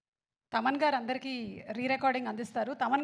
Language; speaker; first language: Telugu; native; Telugu